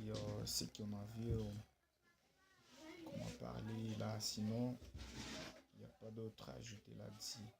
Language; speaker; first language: French; non-native, local second language; Swahili